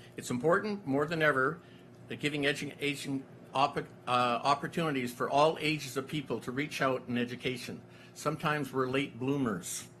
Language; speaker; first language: English; native; English